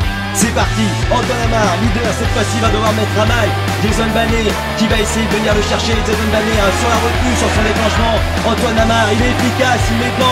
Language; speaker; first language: French; native; French